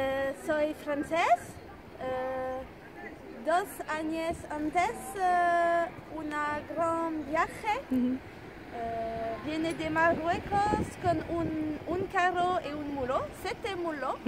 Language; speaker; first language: Spanish; non-native, learner; French